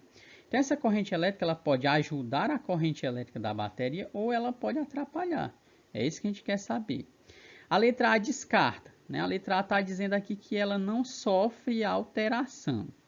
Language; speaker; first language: Portuguese; native; Portuguese